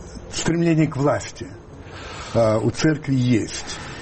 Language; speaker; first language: Russian; non-native, fluent; French